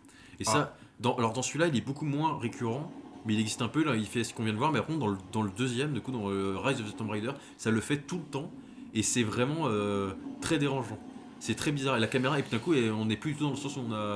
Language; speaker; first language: French; native; French